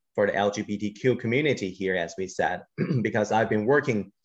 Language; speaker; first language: English; non-native, fluent; Chinese